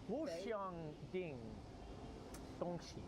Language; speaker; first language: Chinese; non-native, learner; English